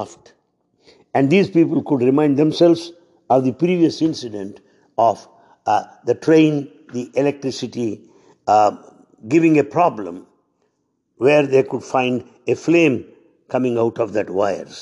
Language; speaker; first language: English; non-native, local second language; Telugu